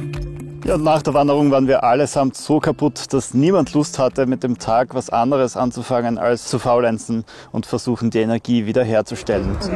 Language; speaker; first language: German; native; German